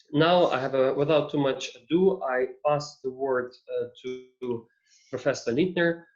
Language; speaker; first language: English; non-native, fluent; Ukrainian